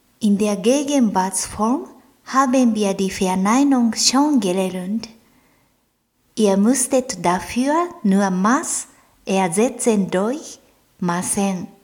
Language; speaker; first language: German; non-native, fluent; Japanese